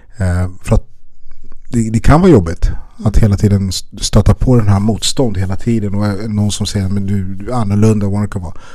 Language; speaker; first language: Swedish; early bilingual, other home language; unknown